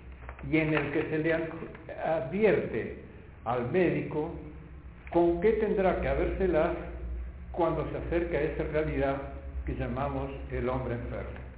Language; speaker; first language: Spanish; native; Spanish